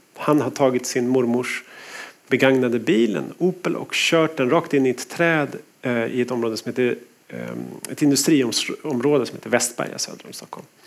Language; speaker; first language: Swedish; native; Swedish